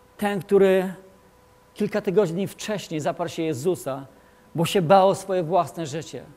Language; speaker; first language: Polish; early bilingual, heritage; Polish